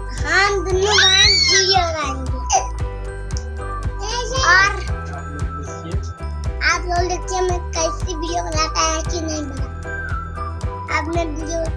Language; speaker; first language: Hindi; native; Hindi